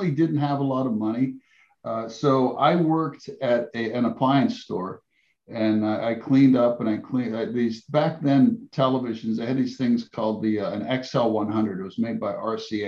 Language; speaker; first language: English; native; English